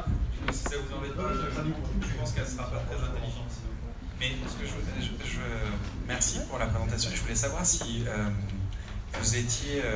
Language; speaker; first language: French; non-native, fluent; Dutch